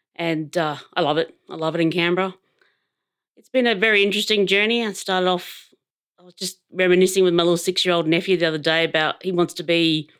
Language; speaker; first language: English; native; English